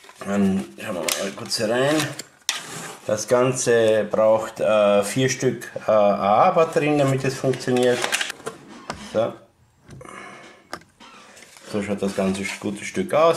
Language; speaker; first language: German; native; German